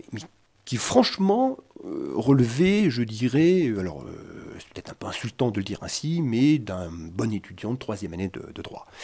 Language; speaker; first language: French; native; French